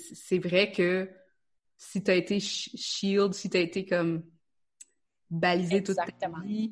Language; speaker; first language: French; native; French